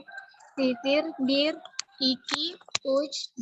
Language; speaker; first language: Turkish; non-native, learner; Indonesian